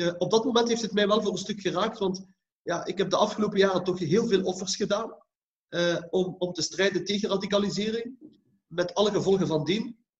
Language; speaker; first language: Dutch; early bilingual, other home language; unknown